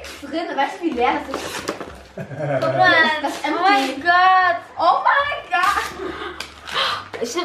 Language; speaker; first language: German; early bilingual, other home language; Filipino